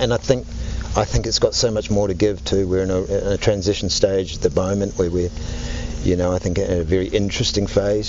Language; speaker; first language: English; native; English